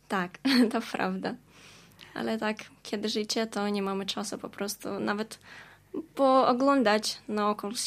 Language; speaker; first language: Polish; non-native, fluent; Russian